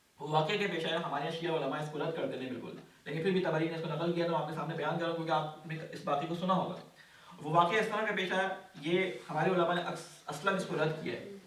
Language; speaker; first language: Urdu; native; Urdu